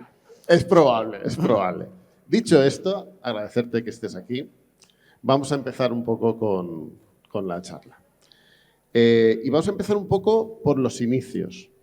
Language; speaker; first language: Spanish; native; Spanish